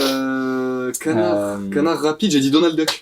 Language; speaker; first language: French; native; French